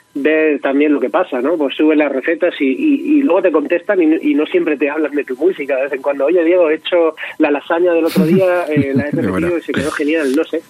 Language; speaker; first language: Spanish; native; Spanish